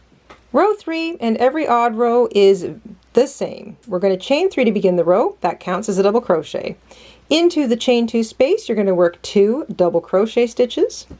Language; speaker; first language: English; native; English